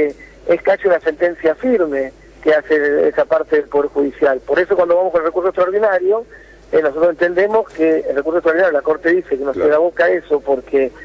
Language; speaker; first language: Spanish; native; Spanish